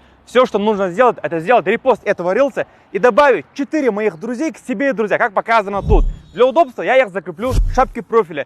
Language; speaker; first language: Russian; native; Russian